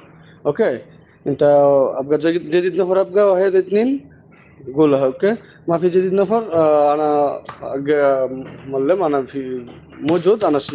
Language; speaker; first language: Arabic; non-native, learner; Bangla